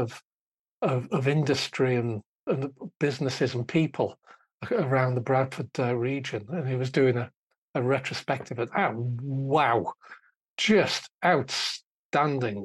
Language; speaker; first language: English; native; English